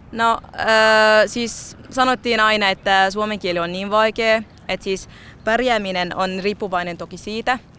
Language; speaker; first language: Finnish; non-native, fluent; Arabic